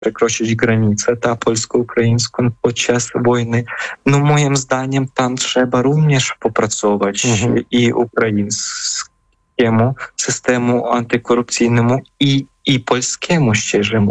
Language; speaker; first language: Polish; non-native, fluent; Ukrainian